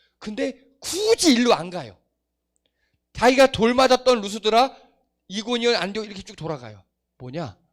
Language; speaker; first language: Korean; native; Korean